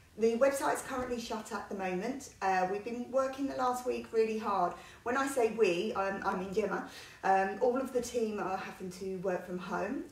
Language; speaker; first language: English; native; English